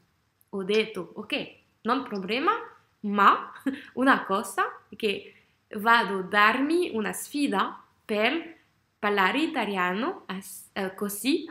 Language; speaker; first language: Italian; non-native, learner; French